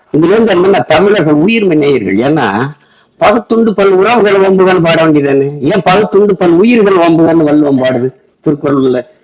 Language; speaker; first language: Tamil; native; Tamil